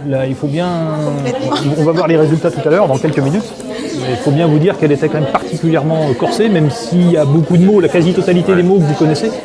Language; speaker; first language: French; native; French